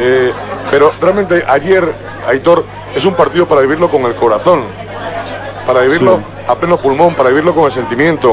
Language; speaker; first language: Spanish; native; Spanish